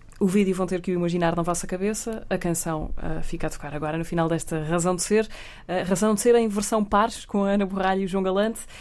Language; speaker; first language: Portuguese; native; Portuguese